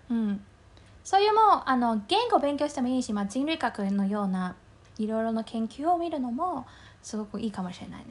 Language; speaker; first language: Japanese; non-native, fluent; Chinese